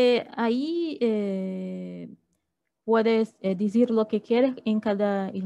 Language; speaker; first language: Spanish; non-native, fluent; Portuguese